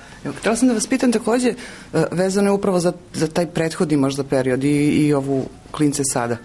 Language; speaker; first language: Serbian; native; Serbian